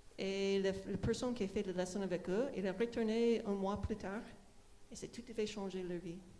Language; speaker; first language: French; non-native, fluent; English